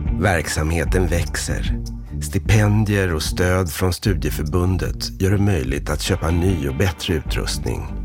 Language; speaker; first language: Swedish; native; Swedish